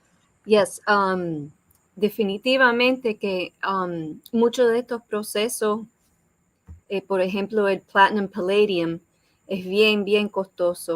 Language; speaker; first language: Spanish; early bilingual, heritage; Spanish